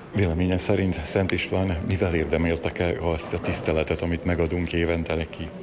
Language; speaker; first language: Hungarian; native; Hungarian